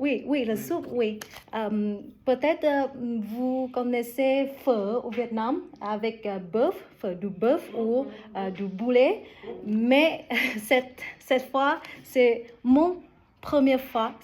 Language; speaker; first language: French; non-native, learner; Vietnamese